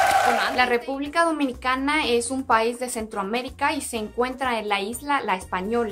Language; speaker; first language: Spanish; non-native, fluent; Korean